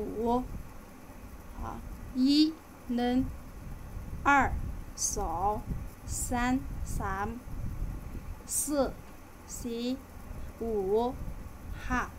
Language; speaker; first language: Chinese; non-native, fluent; Lao